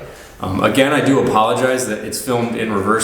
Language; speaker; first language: English; native; English